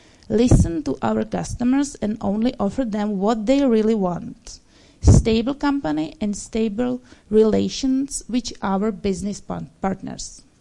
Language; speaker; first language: English; non-native, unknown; Czech